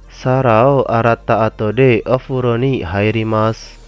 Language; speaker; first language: Japanese; non-native, fluent; Indonesian